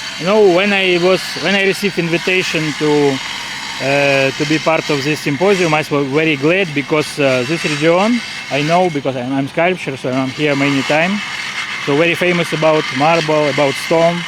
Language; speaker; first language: English; non-native, learner; Polish